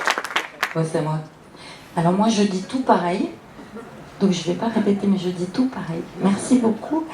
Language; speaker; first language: French; native; French